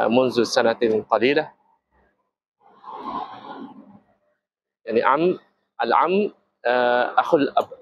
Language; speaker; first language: Arabic; non-native, fluent; Malay